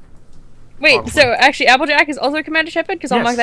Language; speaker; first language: English; native; English